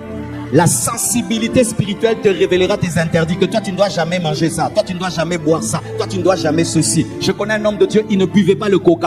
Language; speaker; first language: French; non-native, local second language; Lingala